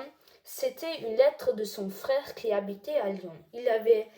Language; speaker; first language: French; non-native, learner; German